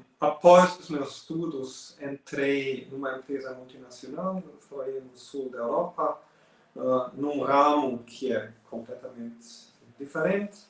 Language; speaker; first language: Portuguese; non-native, fluent; German